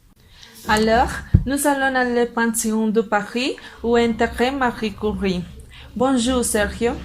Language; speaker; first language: French; non-native, learner; Spanish